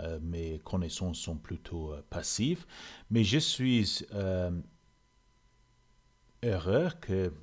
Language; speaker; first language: French; non-native, learner; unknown